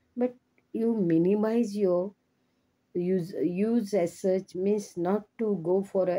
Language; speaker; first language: English; non-native, local second language; Konkani